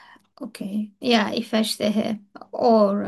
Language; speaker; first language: German; non-native, learner; Turkish